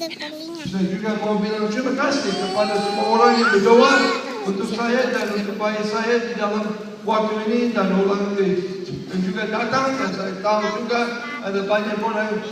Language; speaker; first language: Indonesian; non-native, learner; English